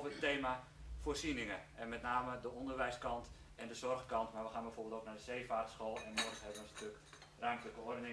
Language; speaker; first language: Dutch; native; Dutch